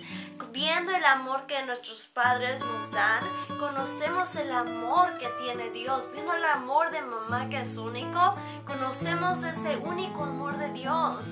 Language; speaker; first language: Spanish; early bilingual, heritage; Spanish